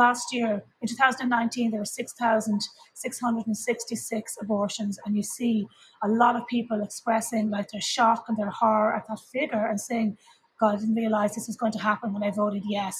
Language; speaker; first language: English; native; English